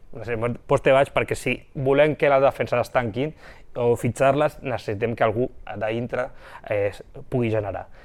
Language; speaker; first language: Catalan; non-native, local second language; Spanish